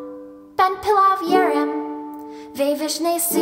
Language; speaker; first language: Turkish; non-native, learner; English